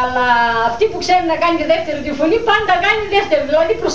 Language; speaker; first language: Greek; native; Greek